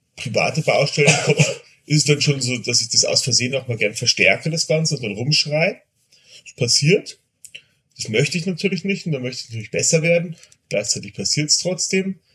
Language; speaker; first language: German; non-native, fluent; Spanish